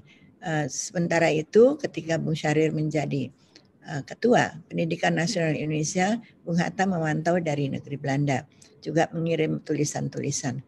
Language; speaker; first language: Indonesian; native; Indonesian